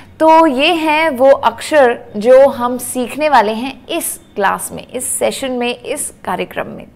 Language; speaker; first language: Hindi; native; Hindi